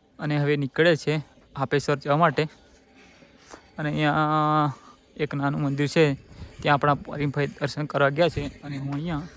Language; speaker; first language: Gujarati; non-native, local second language; Rathawi